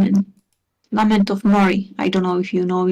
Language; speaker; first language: English; non-native, learner; Hungarian